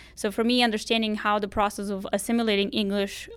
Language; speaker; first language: English; non-native, fluent; Romanian